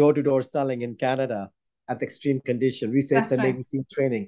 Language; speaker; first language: English; non-native, local second language; Urdu